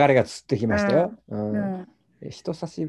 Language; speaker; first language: Japanese; native; Japanese